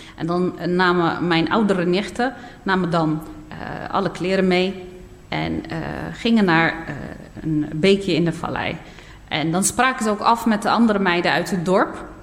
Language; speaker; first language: Dutch; early bilingual, other home language; Berber languages